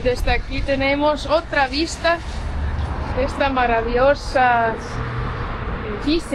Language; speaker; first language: Spanish; non-native, fluent; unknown